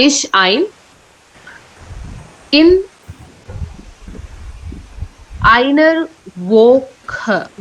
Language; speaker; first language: German; non-native, learner; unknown